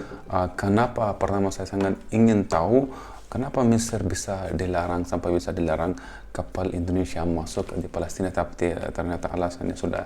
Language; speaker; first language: Indonesian; non-native, fluent; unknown